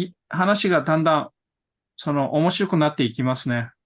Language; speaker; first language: Japanese; non-native, fluent; Korean